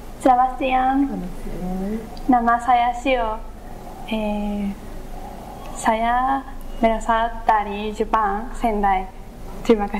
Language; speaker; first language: Indonesian; non-native, learner; Japanese